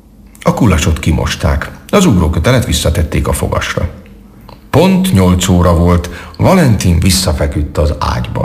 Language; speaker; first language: Hungarian; native; Hungarian